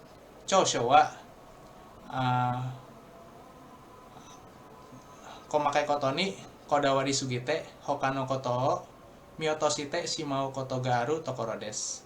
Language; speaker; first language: Japanese; non-native, learner; Indonesian